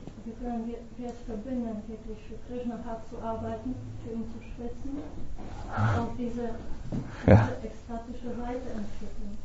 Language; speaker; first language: German; non-native, fluent; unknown